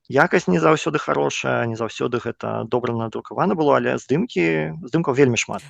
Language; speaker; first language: Belarusian; non-native, local second language; Russian